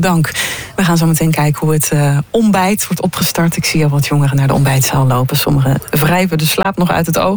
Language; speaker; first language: Dutch; native; Dutch